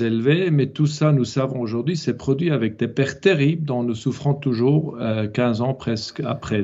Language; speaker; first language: French; non-native, local second language; German